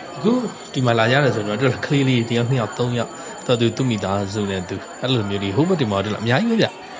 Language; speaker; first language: Burmese; native; Burmese